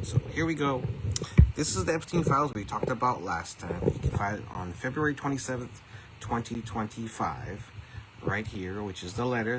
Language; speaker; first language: English; native; English